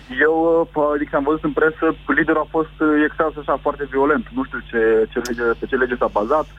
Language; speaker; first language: Romanian; native; Romanian